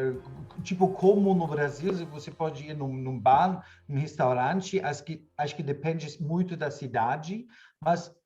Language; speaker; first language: Portuguese; non-native, fluent; German